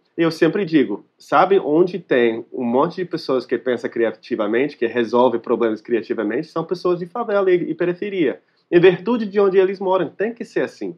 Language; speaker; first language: Portuguese; non-native, fluent; English